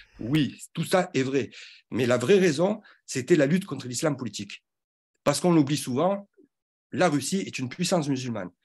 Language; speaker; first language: French; native; French